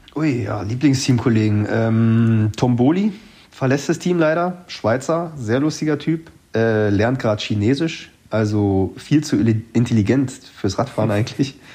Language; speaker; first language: German; native; German